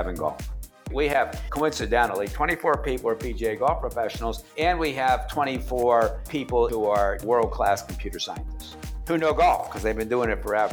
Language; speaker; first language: English; native; English